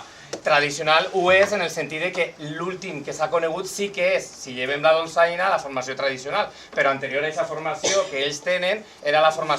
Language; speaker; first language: Catalan; native; Catalan